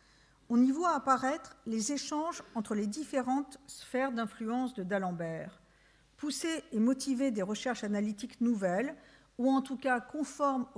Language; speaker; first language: French; native; French